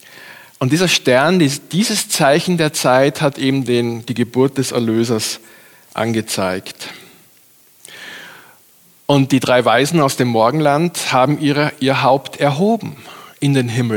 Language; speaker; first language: German; native; German